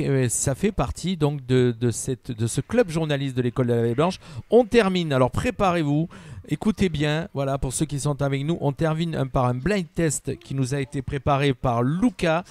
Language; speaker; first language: French; native; French